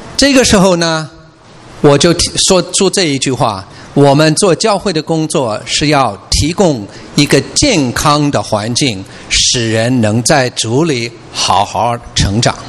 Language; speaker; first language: Chinese; non-native, fluent; English